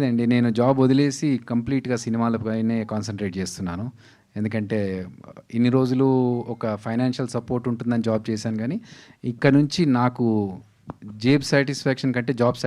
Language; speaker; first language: Telugu; native; Telugu